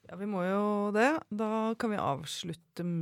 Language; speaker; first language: Norwegian; native; Norwegian